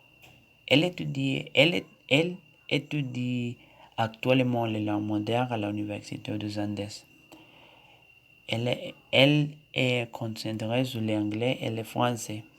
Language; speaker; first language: French; non-native, learner; Spanish